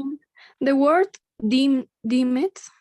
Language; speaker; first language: English; non-native, learner; Spanish